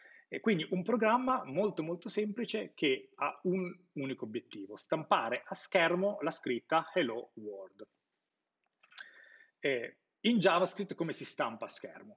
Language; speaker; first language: Italian; native; Italian